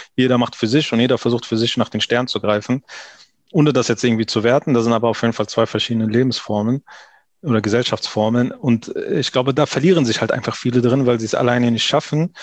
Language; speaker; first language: German; early bilingual, other home language; Arabic